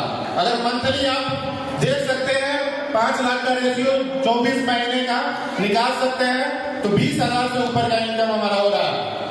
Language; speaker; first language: Hindi; native; Hindi